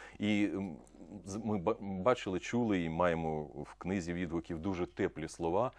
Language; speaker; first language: Ukrainian; non-native, local second language; Russian